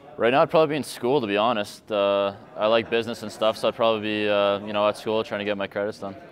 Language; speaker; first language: English; native; English